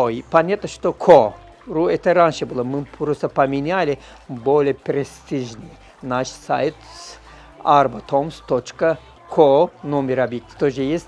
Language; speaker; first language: Russian; non-native, learner; Turkish